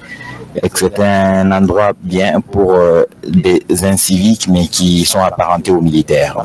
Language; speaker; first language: French; non-native, local second language; Lingala